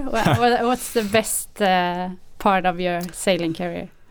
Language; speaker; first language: English; non-native, fluent; Swedish